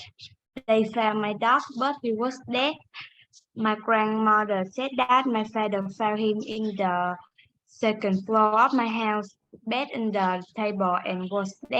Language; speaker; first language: English; non-native, learner; Vietnamese